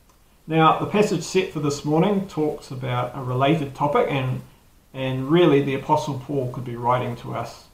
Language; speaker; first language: English; native; English